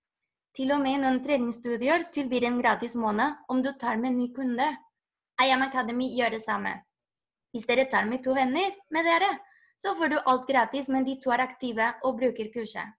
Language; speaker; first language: Norwegian; non-native, fluent; Spanish